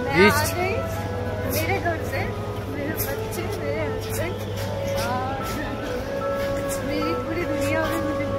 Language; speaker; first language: Hindi; non-native, local second language; Bangla